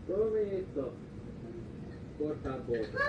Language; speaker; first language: Spanish; non-native, learner; English